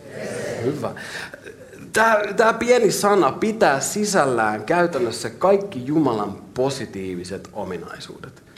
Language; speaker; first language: Finnish; native; Finnish